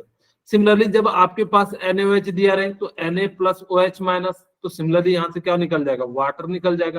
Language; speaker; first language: Hindi; native; Hindi